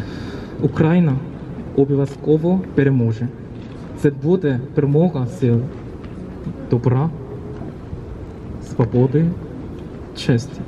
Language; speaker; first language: Ukrainian; non-native, learner; Korean